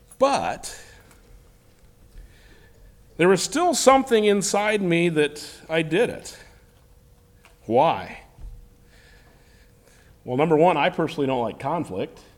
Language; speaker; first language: English; native; English